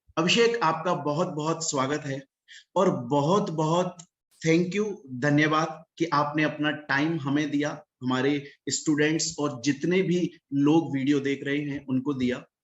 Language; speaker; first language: Hindi; native; Hindi